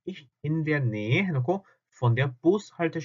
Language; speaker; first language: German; non-native, fluent; Korean